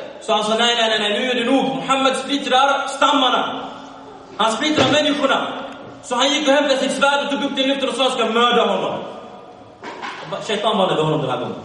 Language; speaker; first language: Swedish; early bilingual, other home language; Arabic